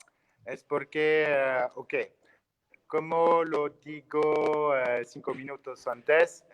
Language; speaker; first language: Spanish; non-native, learner; French